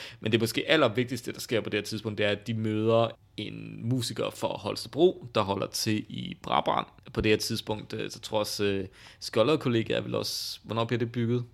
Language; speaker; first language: Danish; native; Danish